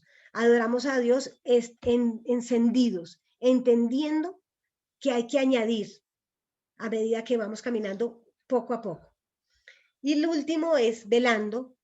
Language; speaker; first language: Spanish; native; Spanish